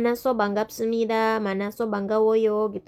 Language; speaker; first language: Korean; non-native, fluent; Indonesian